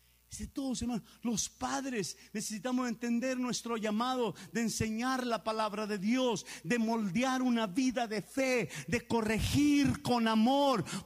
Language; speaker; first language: Spanish; early bilingual, heritage; Spanish